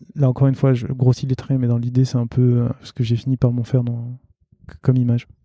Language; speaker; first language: French; native; French